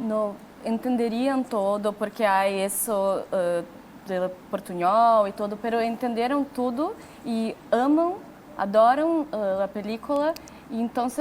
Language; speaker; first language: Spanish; non-native, fluent; Portuguese